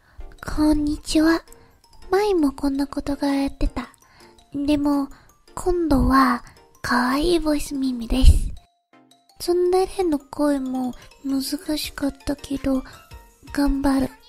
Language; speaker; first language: Japanese; non-native, learner; English